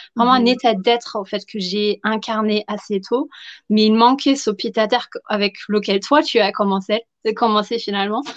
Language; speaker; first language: French; non-native, fluent; German